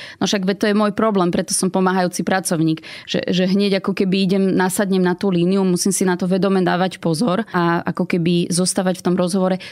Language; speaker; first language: Slovak; native; Slovak